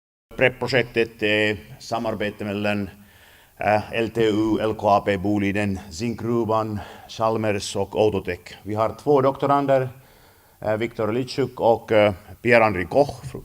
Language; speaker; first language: Swedish; non-native, fluent; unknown